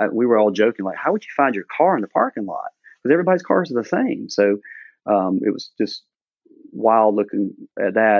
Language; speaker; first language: English; native; English